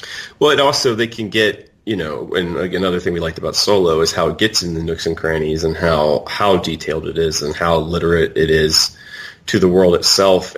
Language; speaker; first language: English; native; English